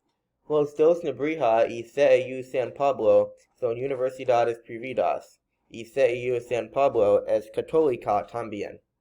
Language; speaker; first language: Spanish; non-native, learner; English